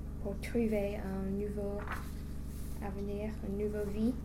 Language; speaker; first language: French; non-native, learner; English